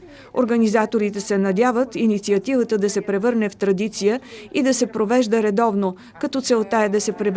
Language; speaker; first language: Bulgarian; native; Bulgarian